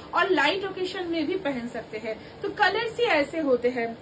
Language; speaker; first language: Hindi; non-native, local second language; Bangla